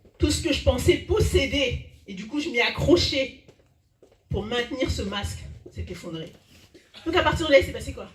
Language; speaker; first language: French; early bilingual, other home language; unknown